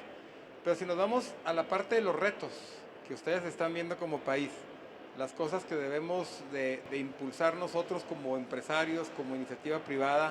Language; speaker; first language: Spanish; native; Spanish